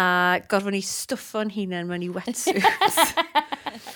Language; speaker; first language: Welsh; native; Welsh